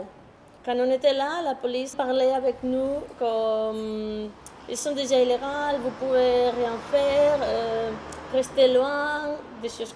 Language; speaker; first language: French; non-native, fluent; Spanish